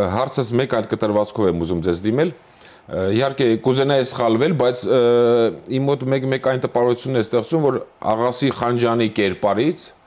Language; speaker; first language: Armenian; native; Armenian